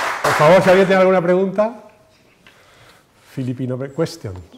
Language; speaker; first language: Spanish; native; Spanish